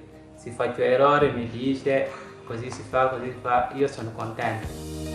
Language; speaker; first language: Italian; non-native, learner; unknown